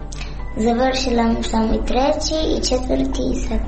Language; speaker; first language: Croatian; non-native, learner; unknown